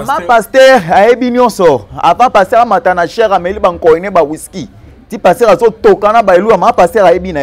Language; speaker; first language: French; non-native, local second language; Lingala